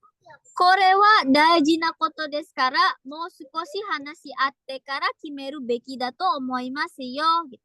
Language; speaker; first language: Japanese; non-native, fluent; Indonesian